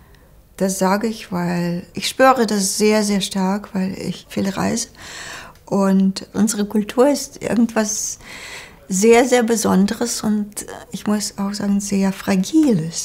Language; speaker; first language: German; non-native, fluent; Russian